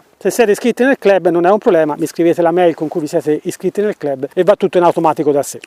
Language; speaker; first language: Italian; native; Italian